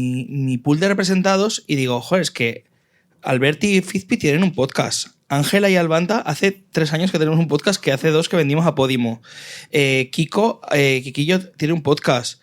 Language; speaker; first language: Spanish; native; Spanish